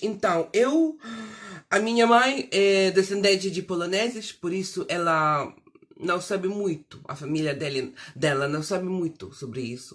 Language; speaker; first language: Portuguese; non-native, fluent; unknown